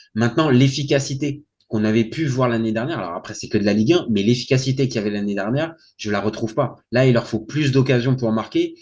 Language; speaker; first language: French; native; French